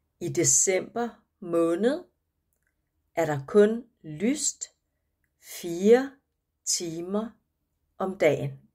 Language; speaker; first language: Danish; non-native, fluent; Japanese